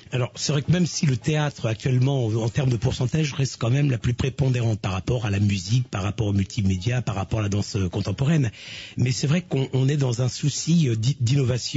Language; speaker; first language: French; native; French